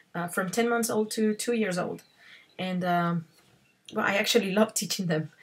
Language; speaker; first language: English; non-native, fluent; Spanish